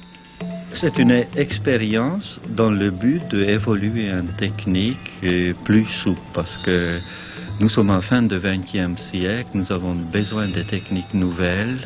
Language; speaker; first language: French; non-native, fluent; Hungarian